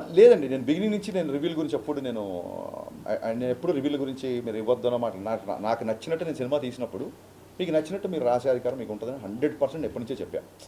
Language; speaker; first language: Telugu; native; Telugu